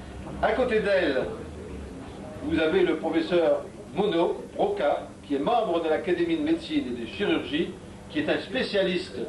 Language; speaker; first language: French; native; French